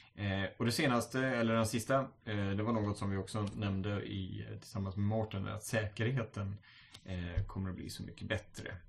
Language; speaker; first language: Swedish; native; Swedish